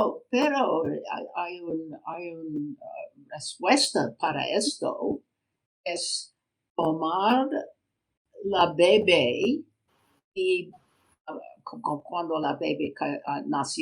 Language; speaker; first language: Spanish; non-native, learner; English